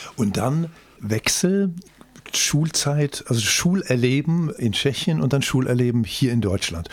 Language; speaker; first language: German; native; German